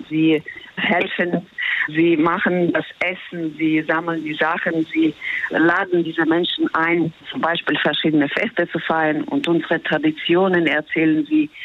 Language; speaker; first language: German; non-native, fluent; Ukrainian